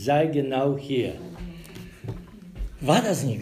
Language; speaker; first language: German; non-native, learner; Polish